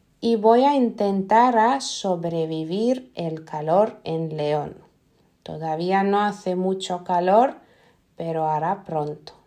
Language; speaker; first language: Spanish; non-native, fluent; Lithuanian